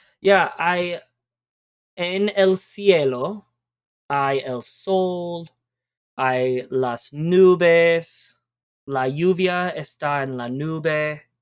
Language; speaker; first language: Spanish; non-native, fluent; English